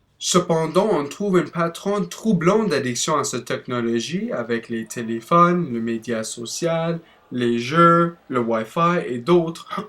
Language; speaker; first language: French; non-native, learner; English